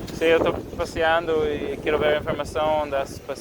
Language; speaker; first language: Portuguese; non-native, learner; English